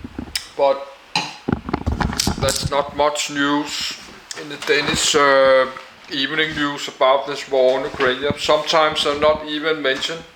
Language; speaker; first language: English; non-native, learner; Danish